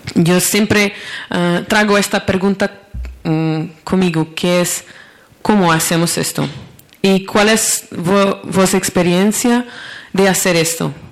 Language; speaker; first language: Spanish; non-native, learner; Portuguese